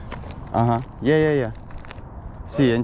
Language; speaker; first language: Spanish; non-native, learner; Russian